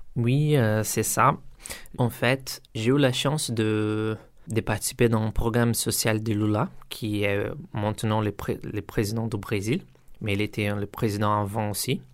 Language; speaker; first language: French; non-native, learner; Portuguese